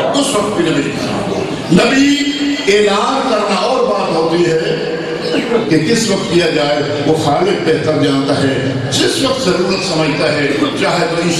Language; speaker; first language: Urdu; non-native, local second language; Punjabi